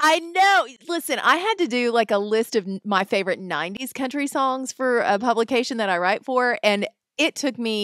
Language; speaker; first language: English; native; English